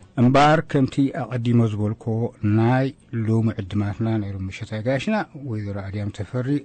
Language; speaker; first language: Tigrinya; native; Tigrinya